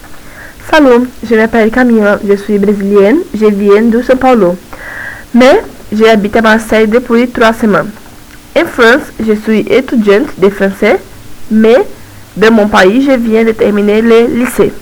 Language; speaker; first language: French; non-native, learner; Portuguese